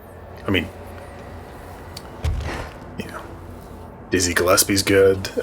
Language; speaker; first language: English; native; English